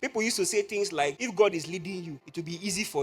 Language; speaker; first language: English; non-native, local second language; Yoruba